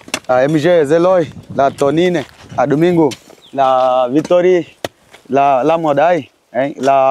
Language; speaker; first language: Vietnamese; non-native, learner; Portuguese